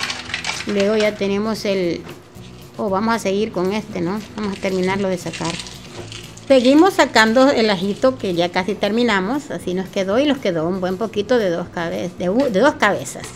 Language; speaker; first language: Spanish; native; Spanish